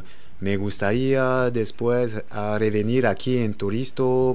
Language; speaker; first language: Spanish; non-native, learner; French